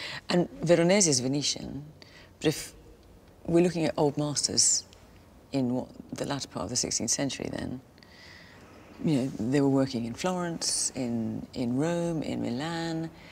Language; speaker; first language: English; native; English